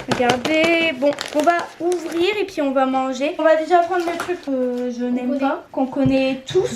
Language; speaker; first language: French; native; French